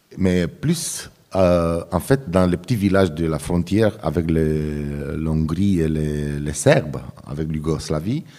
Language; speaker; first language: French; non-native, fluent; Romanian